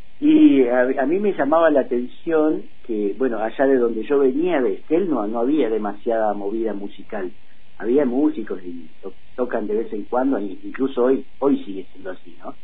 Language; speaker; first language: Spanish; native; Spanish